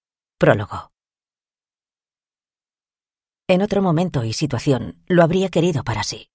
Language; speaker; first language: Spanish; native; Spanish